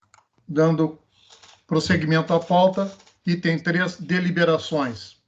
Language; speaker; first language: Portuguese; native; Portuguese